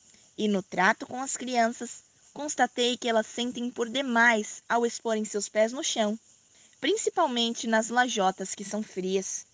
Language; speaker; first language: Portuguese; native; Portuguese